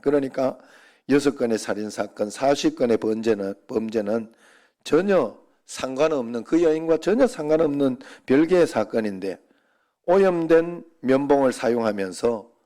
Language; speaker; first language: Korean; native; Korean